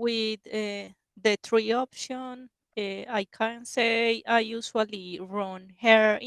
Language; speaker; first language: English; non-native, learner; Spanish